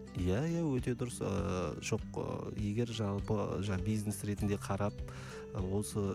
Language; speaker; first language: Kazakh; native; Kazakh